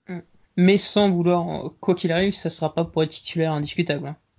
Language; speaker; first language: French; native; French